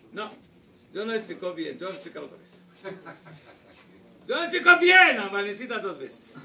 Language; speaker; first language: Spanish; non-native, learner; Hebrew